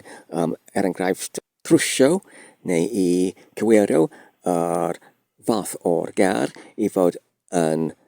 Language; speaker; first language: Welsh; non-native, fluent; English